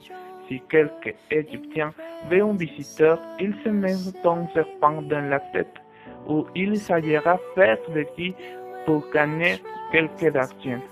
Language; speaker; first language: French; non-native, learner; Spanish